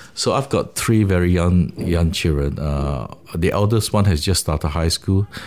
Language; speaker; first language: English; non-native, local second language; Min Nan Chinese